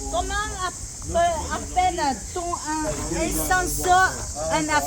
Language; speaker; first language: French; non-native, learner; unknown